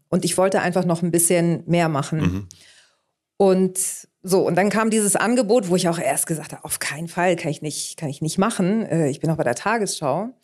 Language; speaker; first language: German; early bilingual, other home language; Greek